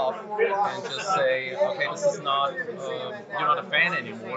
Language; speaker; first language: English; non-native, fluent; German